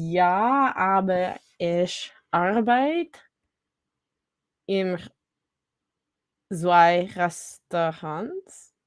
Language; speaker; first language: German; non-native, learner; English